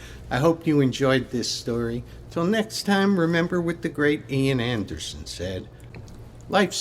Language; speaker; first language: English; native; English